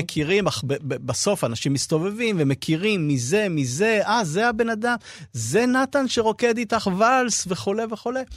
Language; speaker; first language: Hebrew; native; Hebrew